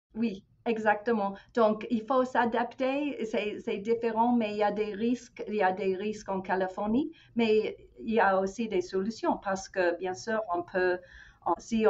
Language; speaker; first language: French; non-native, fluent; English